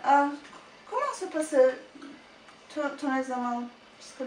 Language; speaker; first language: French; non-native, learner; Turkish